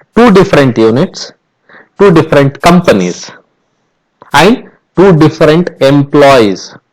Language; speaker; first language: English; non-native, local second language; Kannada